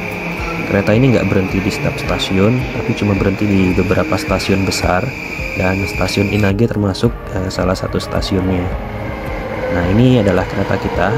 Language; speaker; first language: Indonesian; native; Indonesian